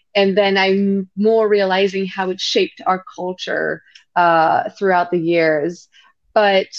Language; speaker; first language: English; non-native, fluent; French